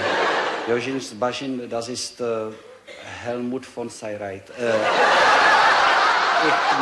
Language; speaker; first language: German; non-native, learner; Czech